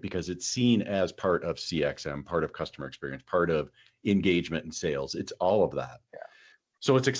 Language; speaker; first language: English; native; English